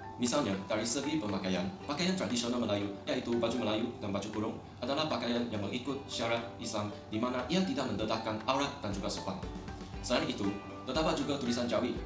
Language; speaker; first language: Malay; non-native, local second language; Chinese